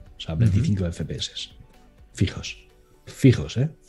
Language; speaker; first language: Spanish; native; Spanish